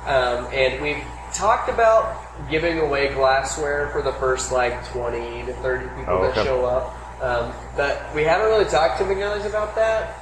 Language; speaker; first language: English; native; English